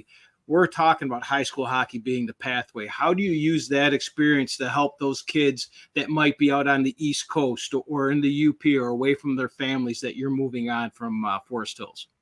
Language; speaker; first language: English; native; English